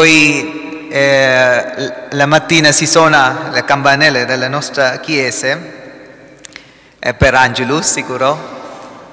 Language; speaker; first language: Italian; non-native, fluent; Malayalam